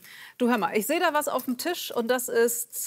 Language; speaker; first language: German; native; German